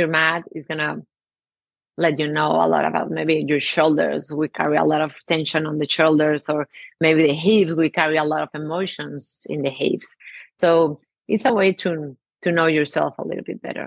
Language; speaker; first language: English; non-native, fluent; Spanish